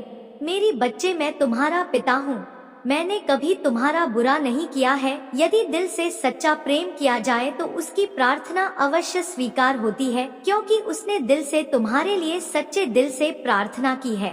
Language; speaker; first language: Hindi; native; Hindi